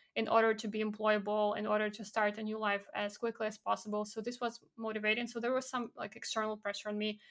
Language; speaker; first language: English; non-native, fluent; Belarusian